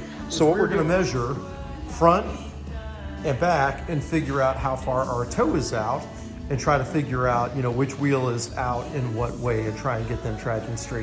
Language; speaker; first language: English; native; English